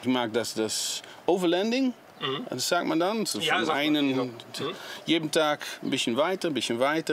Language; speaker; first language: German; non-native, learner; Dutch